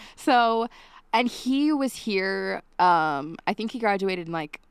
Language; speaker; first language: English; native; English